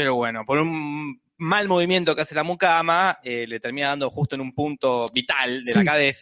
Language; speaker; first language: Spanish; native; Spanish